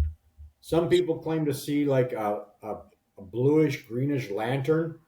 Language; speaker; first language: English; native; English